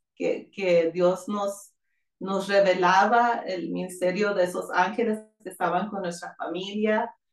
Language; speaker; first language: Spanish; early bilingual, heritage; Spanish